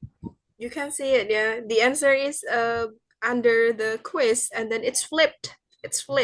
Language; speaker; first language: English; non-native, fluent; Indonesian